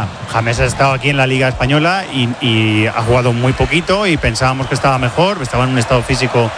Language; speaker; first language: Spanish; native; Spanish